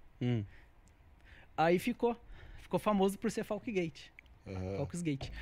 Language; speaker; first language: Portuguese; native; Portuguese